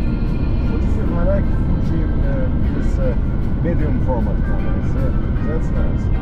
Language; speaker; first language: English; non-native, learner; German